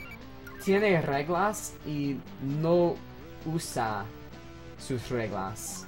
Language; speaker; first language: Spanish; non-native, learner; English